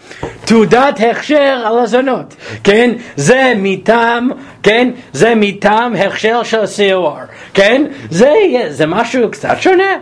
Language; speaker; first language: Hebrew; non-native, fluent; English